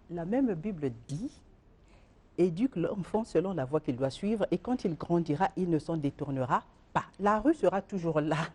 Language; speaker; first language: French; non-native, local second language; Lingala